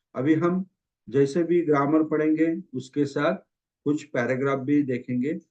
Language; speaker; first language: Hindi; non-native, local second language; Marathi